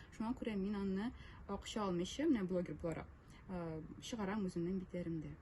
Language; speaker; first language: Tatar; non-native, local second language; Russian